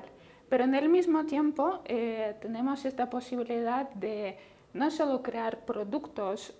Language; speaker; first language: Spanish; non-native, fluent; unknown